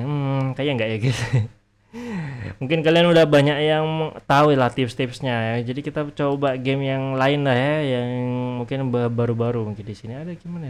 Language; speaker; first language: Indonesian; native; Indonesian